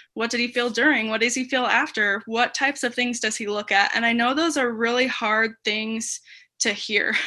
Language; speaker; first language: English; native; English